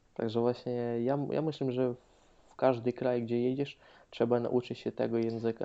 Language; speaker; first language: Polish; non-native, fluent; Ukrainian